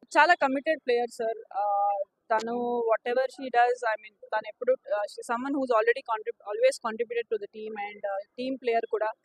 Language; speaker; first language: English; non-native, local second language; Telugu